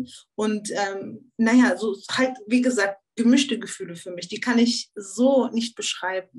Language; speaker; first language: German; early bilingual, other home language; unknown